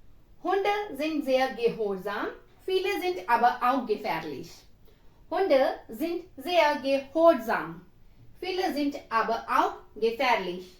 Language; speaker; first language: German; non-native, fluent; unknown